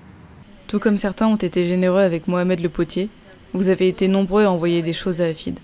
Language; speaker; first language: French; native; French